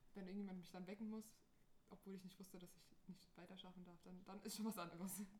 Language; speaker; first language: German; non-native, fluent; Portuguese